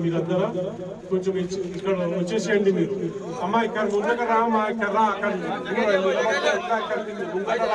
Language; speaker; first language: Telugu; non-native, local second language; Urdu